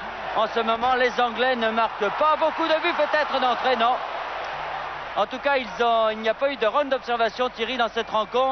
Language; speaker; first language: French; native; French